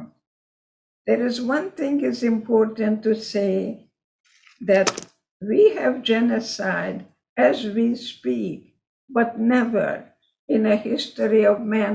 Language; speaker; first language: English; non-native, fluent; Hungarian